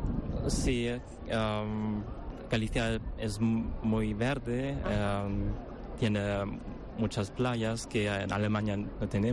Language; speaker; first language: Spanish; non-native, fluent; German